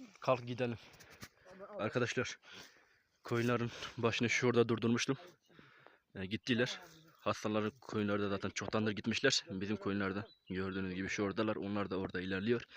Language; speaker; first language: Turkish; non-native, local second language; Kurdish